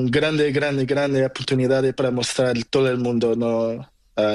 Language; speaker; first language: Spanish; non-native, learner; Portuguese